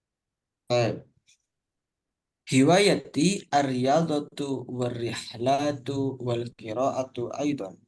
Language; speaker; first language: Arabic; non-native, fluent; Indonesian